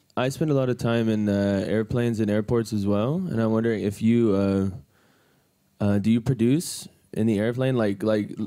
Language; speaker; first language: English; native; English